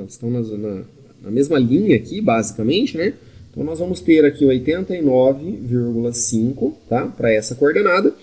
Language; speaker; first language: Portuguese; native; Portuguese